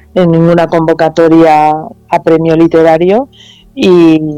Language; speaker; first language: Spanish; native; Spanish